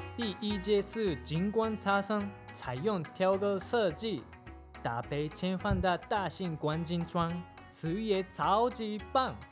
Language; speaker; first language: Chinese; non-native, fluent; Japanese